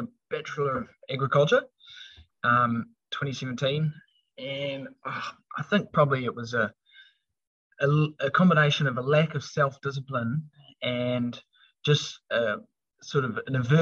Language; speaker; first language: English; native; English